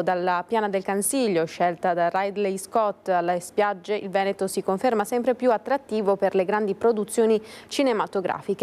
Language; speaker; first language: Italian; native; Italian